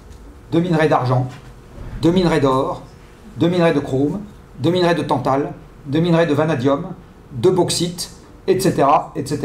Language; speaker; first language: French; native; French